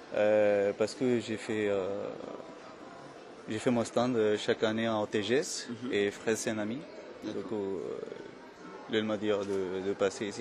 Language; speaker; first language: French; non-native, fluent; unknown